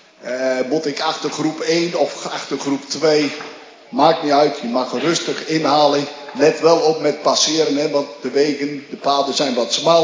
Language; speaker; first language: Dutch; native; Dutch